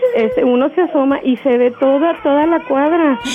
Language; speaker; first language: Spanish; native; Spanish